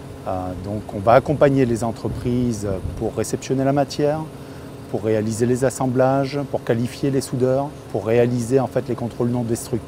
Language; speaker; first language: French; native; French